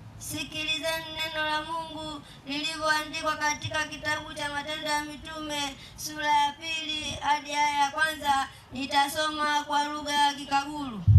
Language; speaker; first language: Swahili; non-native, local second language; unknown